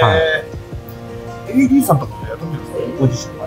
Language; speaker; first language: Japanese; native; Japanese